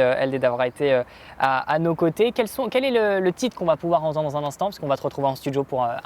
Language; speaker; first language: French; native; French